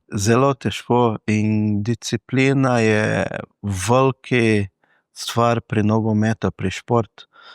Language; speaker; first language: Slovenian; non-native, fluent; Portuguese